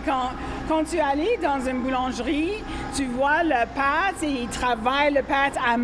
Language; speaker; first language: French; non-native, fluent; English